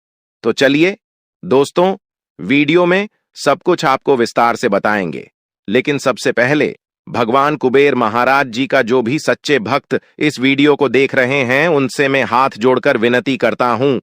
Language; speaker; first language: Hindi; non-native, local second language; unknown